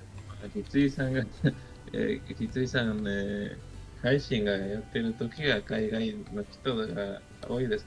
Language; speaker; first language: Japanese; non-native, learner; Spanish